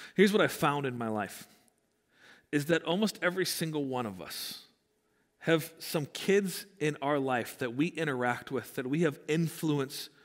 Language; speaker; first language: English; native; English